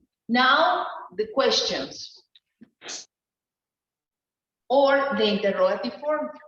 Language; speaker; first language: English; non-native, learner; Spanish